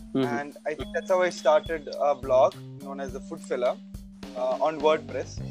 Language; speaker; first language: English; non-native, local second language; Malayalam